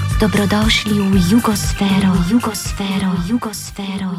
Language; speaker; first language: Slovenian; native; Slovenian